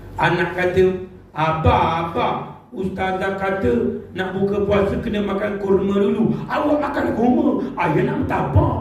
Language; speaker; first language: Malay; non-native, local second language; Tamil